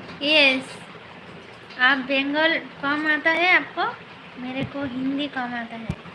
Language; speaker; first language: Hindi; non-native, local second language; Bangla